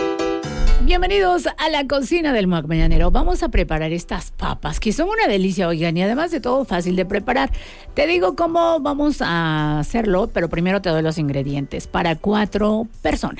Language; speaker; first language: Spanish; native; Spanish